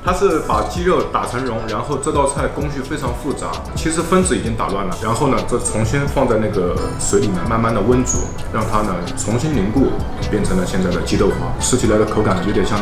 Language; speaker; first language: Chinese; native; Chinese